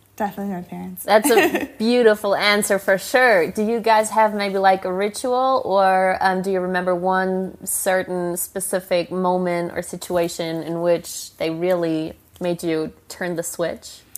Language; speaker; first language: English; non-native, fluent; German